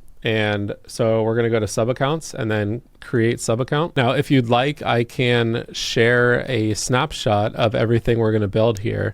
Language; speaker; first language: English; native; English